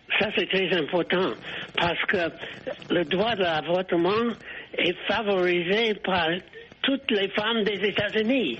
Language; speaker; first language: French; non-native, fluent; English